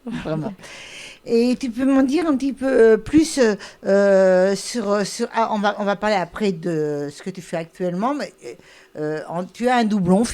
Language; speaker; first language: French; native; French